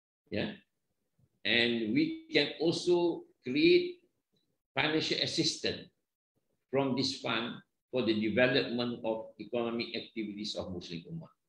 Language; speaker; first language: English; non-native, local second language; Malay